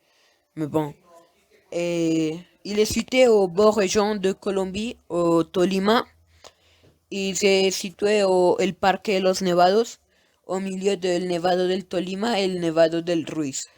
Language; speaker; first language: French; non-native, learner; Spanish